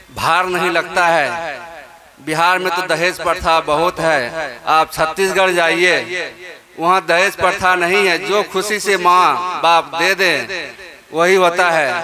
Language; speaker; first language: Hindi; native; Hindi